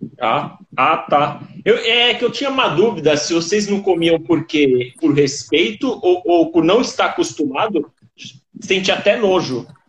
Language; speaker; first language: Portuguese; native; Portuguese